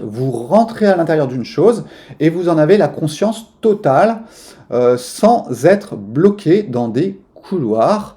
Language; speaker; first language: French; native; French